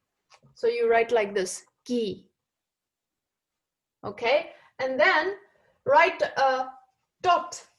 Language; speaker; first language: English; non-native, fluent; Tibetan